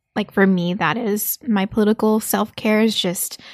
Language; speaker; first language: English; early bilingual, other home language; Korean